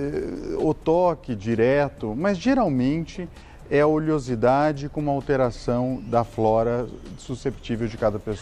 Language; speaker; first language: Portuguese; native; Portuguese